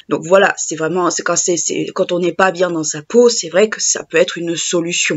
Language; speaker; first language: French; native; French